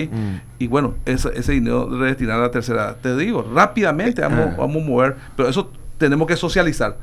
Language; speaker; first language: Spanish; native; Spanish